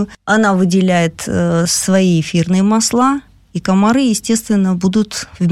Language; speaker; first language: Russian; native; Russian